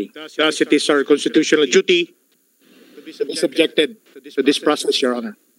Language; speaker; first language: English; non-native, local second language; Filipino